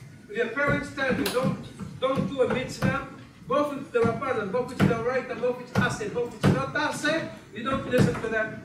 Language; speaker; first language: English; non-native, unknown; Hebrew